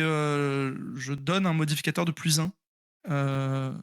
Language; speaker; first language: French; native; French